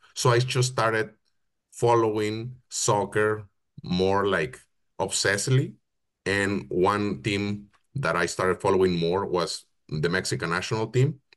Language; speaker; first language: English; non-native, fluent; Spanish